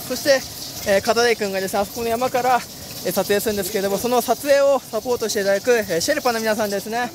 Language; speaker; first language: Japanese; native; Japanese